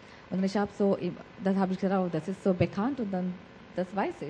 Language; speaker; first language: German; non-native, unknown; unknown